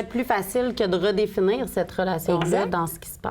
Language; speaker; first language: French; native; French